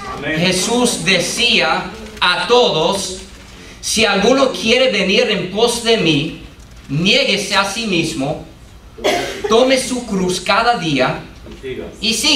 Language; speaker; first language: Spanish; non-native, fluent; English